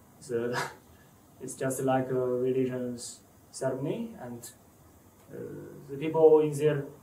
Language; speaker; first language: English; non-native, learner; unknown